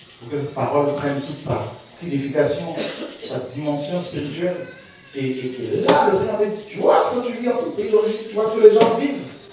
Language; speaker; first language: French; non-native, local second language; Lingala